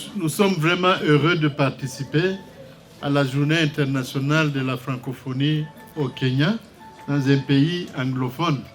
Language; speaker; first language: French; non-native, local second language; Swahili